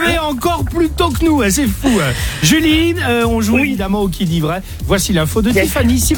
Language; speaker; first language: French; native; French